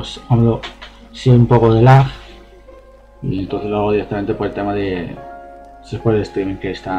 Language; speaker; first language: Spanish; native; Spanish